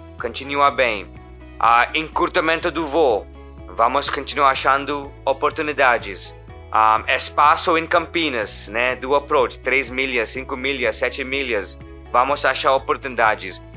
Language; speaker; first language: Portuguese; non-native, learner; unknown